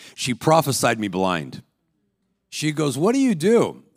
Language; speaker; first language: English; native; English